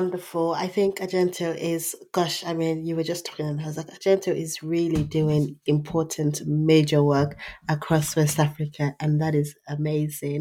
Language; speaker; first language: English; non-native, local second language; Yoruba